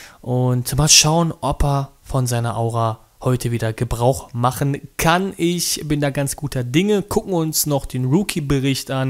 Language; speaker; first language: German; native; German